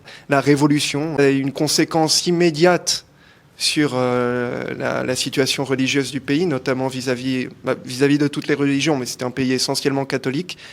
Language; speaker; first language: French; native; French